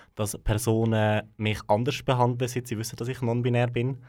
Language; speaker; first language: German; native; German